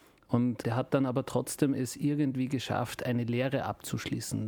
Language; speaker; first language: German; early bilingual, other home language; Turkish